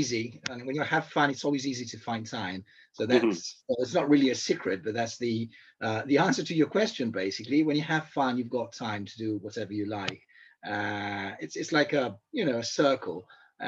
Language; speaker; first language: English; non-native, fluent; Italian